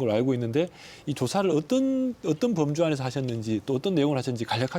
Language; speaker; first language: Korean; native; Korean